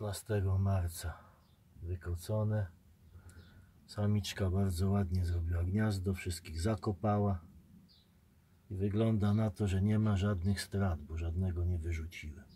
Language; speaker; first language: Polish; native; Polish